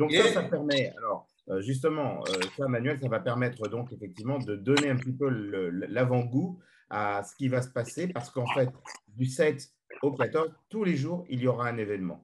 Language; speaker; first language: French; native; French